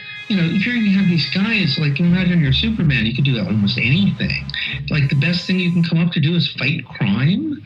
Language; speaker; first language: English; native; English